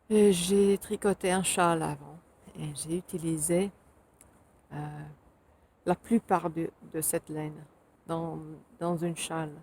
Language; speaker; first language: French; non-native, fluent; Finnish